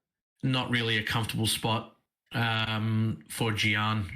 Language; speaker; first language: English; native; English